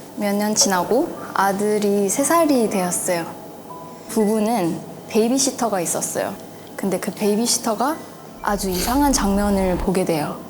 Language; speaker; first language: Korean; non-native, fluent; Chinese